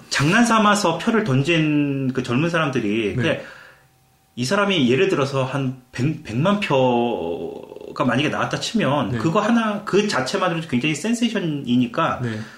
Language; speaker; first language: Korean; native; Korean